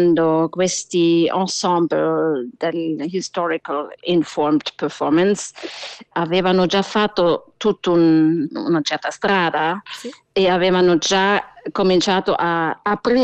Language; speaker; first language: Italian; non-native, fluent; German